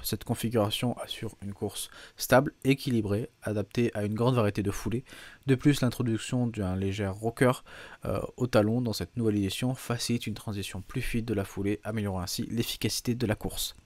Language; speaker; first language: French; native; French